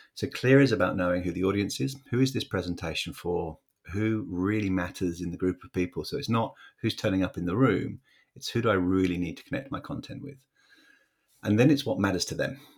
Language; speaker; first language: English; native; English